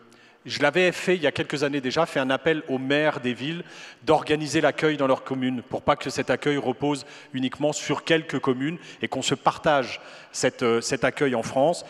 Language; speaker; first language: French; native; French